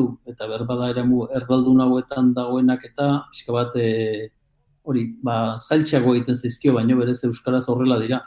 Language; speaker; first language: Basque; native; Basque